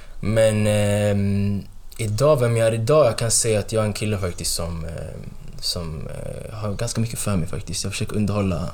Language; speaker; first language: Swedish; early bilingual, other home language; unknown